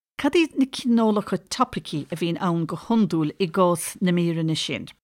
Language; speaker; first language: Irish; native; Irish